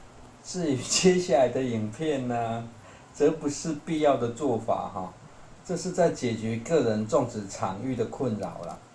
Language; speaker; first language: Chinese; native; Chinese